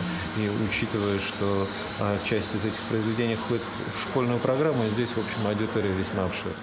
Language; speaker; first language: Russian; native; Russian